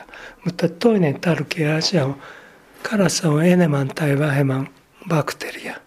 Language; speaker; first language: Finnish; non-native, learner; Japanese